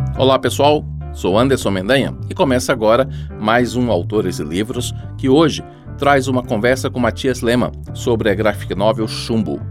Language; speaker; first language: Portuguese; native; Portuguese